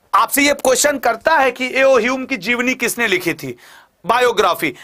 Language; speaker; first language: Hindi; native; Hindi